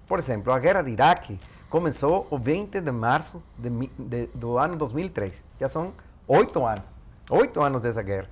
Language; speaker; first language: Portuguese; non-native, fluent; Spanish